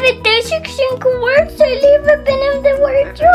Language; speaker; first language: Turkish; early bilingual, heritage; Turkish